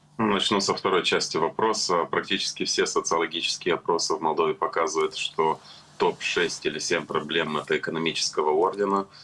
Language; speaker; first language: Russian; non-native, local second language; Romanian